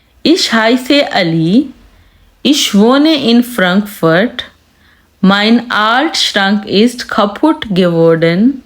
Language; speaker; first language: German; non-native, fluent; Urdu